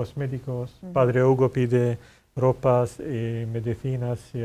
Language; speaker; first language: Spanish; non-native, fluent; Arabic